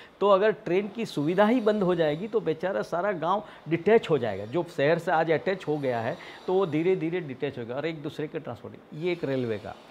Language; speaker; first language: Hindi; non-native, local second language; Gujarati